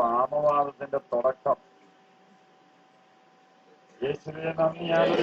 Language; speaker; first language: Malayalam; native; Malayalam